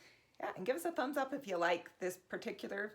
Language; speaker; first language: English; native; English